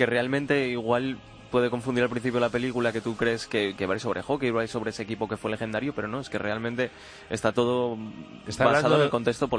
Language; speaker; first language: Spanish; native; Spanish